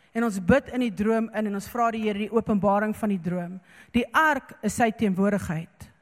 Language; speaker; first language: Afrikaans; non-native, local second language; English